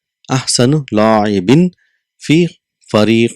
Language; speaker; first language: Arabic; non-native, fluent; Urdu